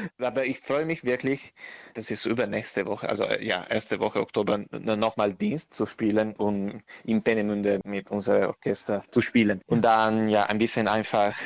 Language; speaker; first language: German; non-native, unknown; Italian